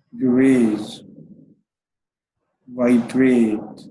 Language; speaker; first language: English; non-native, learner; Arabic